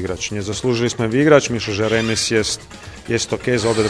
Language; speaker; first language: Polish; non-native, learner; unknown